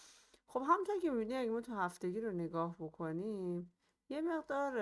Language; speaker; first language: Persian; native; Persian